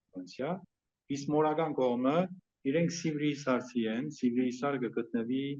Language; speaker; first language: Armenian; early bilingual, heritage; Armenian